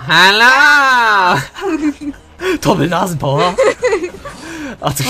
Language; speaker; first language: German; native; German